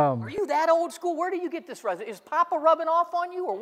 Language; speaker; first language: English; native; English